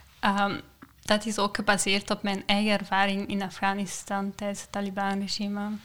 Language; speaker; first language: Dutch; non-native, fluent; Persian